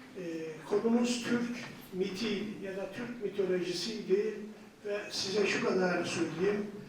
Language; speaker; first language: Turkish; native; Turkish